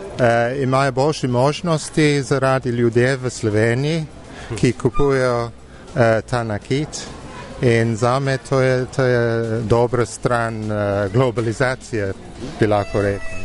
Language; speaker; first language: Slovenian; non-native, fluent; English